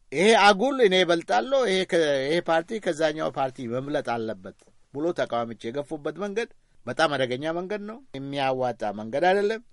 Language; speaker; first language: Amharic; non-native, local second language; Oromo